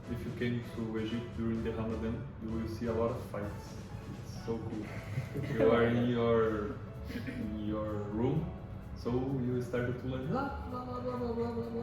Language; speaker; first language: English; non-native, learner; Portuguese